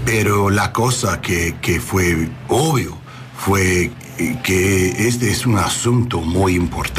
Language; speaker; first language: Spanish; non-native, learner; English